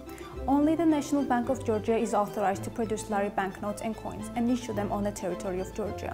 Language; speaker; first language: English; non-native, learner; Georgian